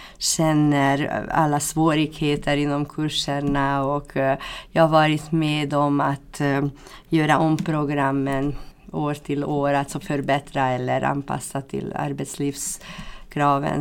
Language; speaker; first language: Swedish; non-native, fluent; Hungarian